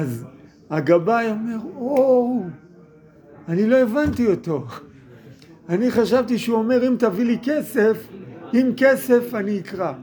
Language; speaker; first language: Hebrew; non-native, fluent; English